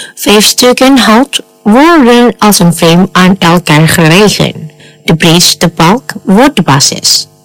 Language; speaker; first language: Dutch; non-native, fluent; Indonesian